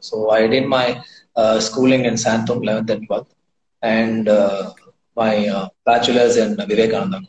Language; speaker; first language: English; non-native, local second language; Tamil